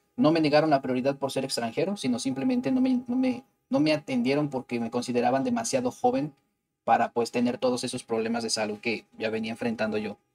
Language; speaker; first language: Spanish; native; Spanish